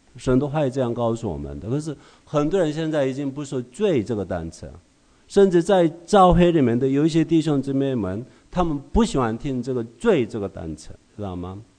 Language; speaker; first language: Chinese; non-native, fluent; Korean